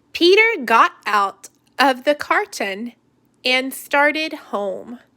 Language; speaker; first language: English; native; English